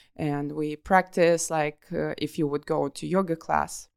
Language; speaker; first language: English; non-native, fluent; Russian